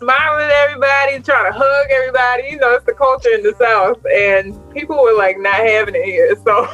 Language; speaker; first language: English; native; English